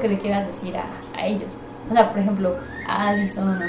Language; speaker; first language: Spanish; native; Spanish